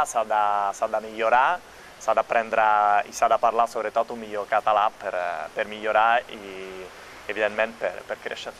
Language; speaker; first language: Catalan; non-native, fluent; Italian